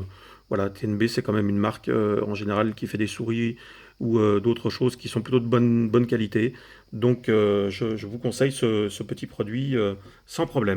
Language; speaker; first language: French; native; French